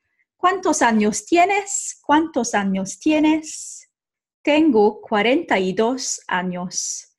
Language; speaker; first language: Spanish; non-native, fluent; English